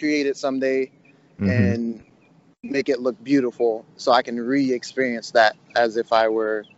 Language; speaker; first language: English; native; English